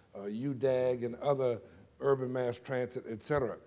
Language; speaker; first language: English; native; English